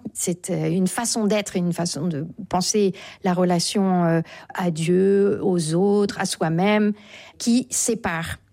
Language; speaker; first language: French; native; French